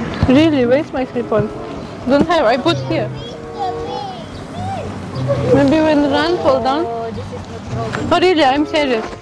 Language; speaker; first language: English; non-native, learner; Russian